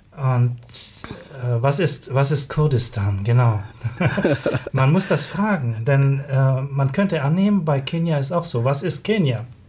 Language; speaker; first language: German; native; German